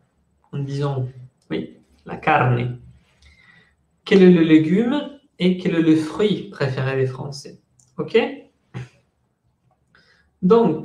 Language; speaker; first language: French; non-native, fluent; Spanish